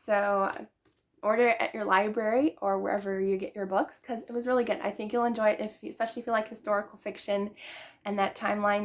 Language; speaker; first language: English; native; English